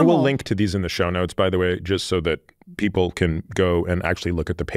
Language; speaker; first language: English; native; English